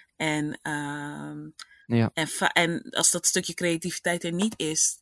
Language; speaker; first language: Dutch; native; Dutch